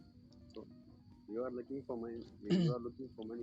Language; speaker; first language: English; non-native, learner; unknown